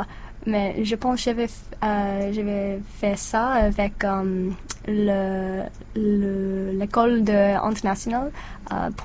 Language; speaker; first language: French; non-native, learner; English